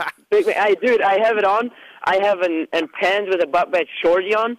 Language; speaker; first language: English; non-native, fluent; German